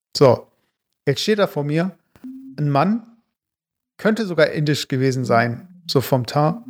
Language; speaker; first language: German; early bilingual, other home language; Turkish